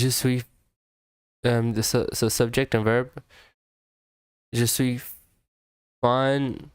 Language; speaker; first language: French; non-native, learner; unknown